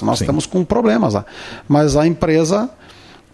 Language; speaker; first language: Portuguese; native; Portuguese